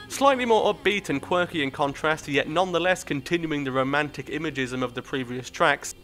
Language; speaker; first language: English; native; English